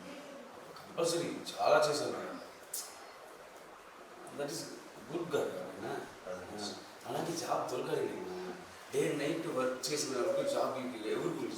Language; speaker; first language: Telugu; non-native, learner; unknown